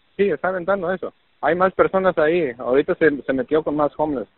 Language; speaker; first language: Spanish; native; Spanish